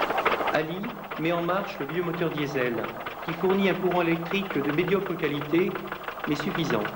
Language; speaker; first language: French; native; French